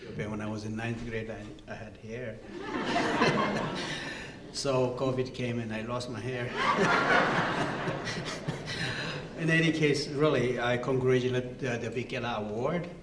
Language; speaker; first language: English; non-native, local second language; Amharic